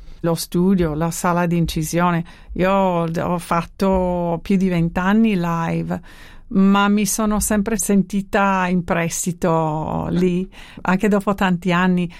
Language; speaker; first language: Italian; non-native, fluent; English